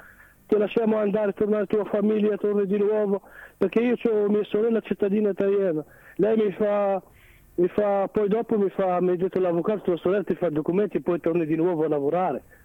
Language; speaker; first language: Italian; non-native, learner; Arabic